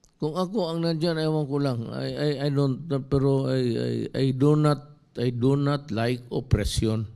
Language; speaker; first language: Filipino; non-native, local second language; Cebuano